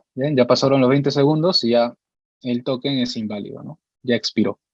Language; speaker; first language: Spanish; native; Spanish